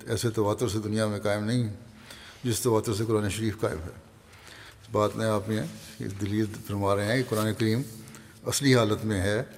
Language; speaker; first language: Urdu; native; Urdu